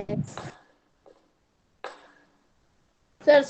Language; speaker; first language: English; non-native, learner; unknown